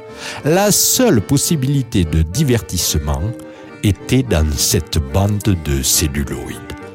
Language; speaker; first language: French; native; French